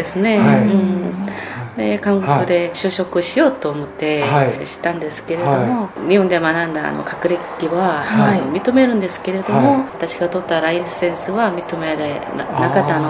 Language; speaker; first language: Japanese; non-native, fluent; Korean